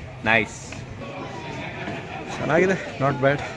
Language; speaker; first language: English; non-native, local second language; Kannada